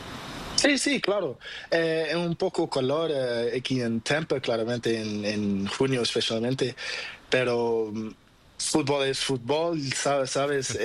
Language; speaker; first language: Spanish; non-native, learner; Portuguese